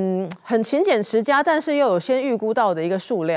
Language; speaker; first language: Chinese; native; Chinese